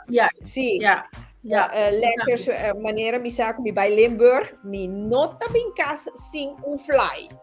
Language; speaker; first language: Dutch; non-native, local second language; Papiamento